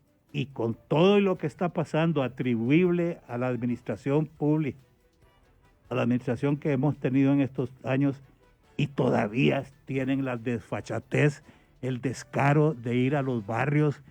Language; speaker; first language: Spanish; native; Spanish